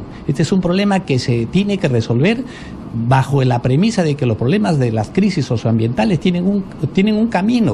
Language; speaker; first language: Spanish; native; Spanish